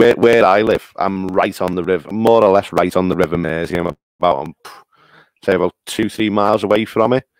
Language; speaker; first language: English; native; English